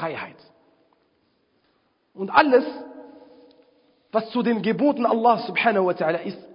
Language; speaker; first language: German; non-native, fluent; Arabic